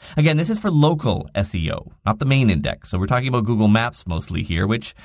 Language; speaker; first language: English; native; English